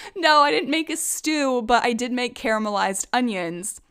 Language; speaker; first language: English; early bilingual, other home language; Czech